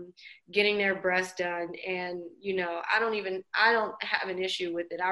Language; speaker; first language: English; native; English